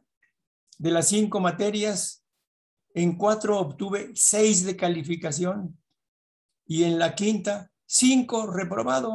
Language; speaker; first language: Spanish; native; Spanish